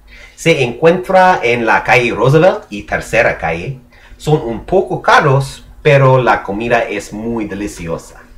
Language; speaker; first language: Spanish; non-native, learner; English